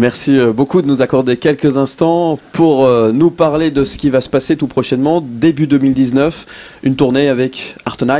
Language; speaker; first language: French; native; French